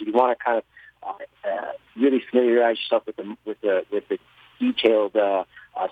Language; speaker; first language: English; native; English